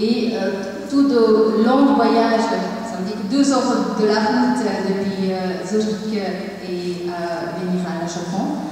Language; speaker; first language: French; non-native, learner; Tamil